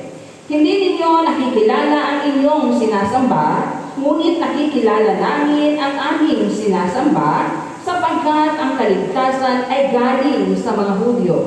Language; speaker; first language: Filipino; native; Filipino